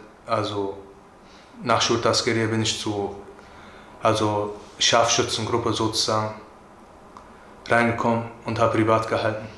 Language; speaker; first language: German; early bilingual, other home language; Turkish